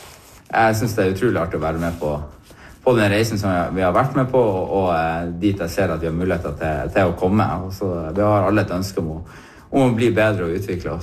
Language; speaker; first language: Norwegian; native; Norwegian